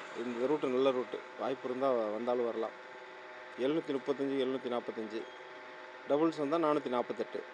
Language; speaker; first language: Tamil; native; Tamil